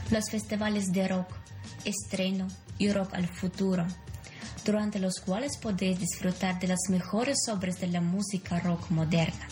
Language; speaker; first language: Spanish; non-native, fluent; Ukrainian